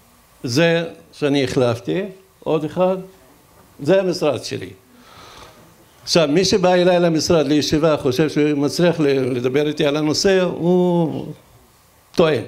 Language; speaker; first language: Hebrew; non-native, local second language; Arabic